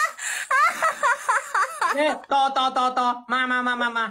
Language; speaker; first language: Thai; non-native, fluent; Korean